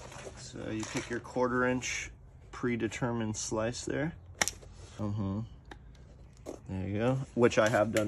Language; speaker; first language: English; native; English